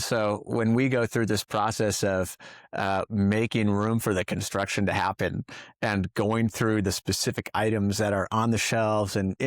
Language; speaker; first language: English; native; English